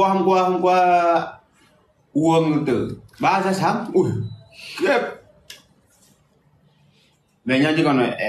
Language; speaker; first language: Vietnamese; non-native, fluent; Portuguese